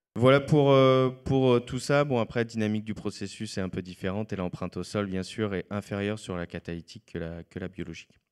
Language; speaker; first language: French; native; French